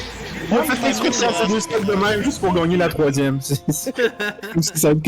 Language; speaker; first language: French; native; French